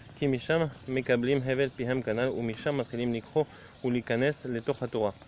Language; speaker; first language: Hebrew; non-native, fluent; English